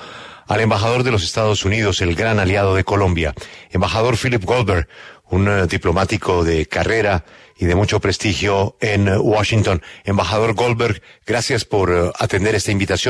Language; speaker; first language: Spanish; native; Spanish